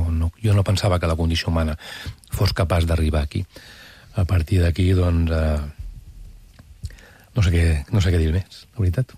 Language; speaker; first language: Catalan; native; Catalan